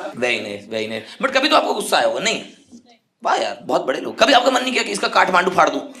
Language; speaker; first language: Hindi; native; Hindi